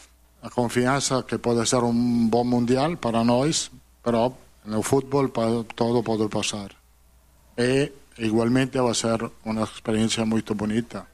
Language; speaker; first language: Portuguese; non-native, fluent; Italian